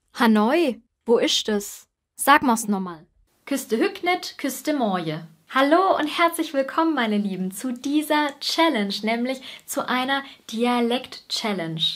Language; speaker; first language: German; native; German